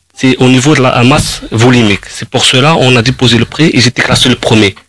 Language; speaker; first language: French; non-native, local second language; Arabic